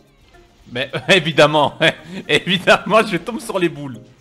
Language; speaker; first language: French; native; French